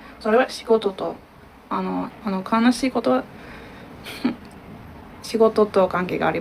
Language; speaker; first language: Japanese; non-native, learner; Turkish